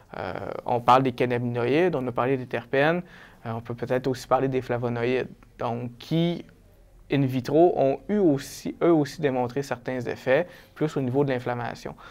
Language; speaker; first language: French; native; French